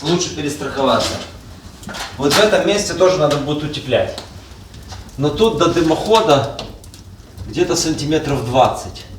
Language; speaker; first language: Russian; native; Russian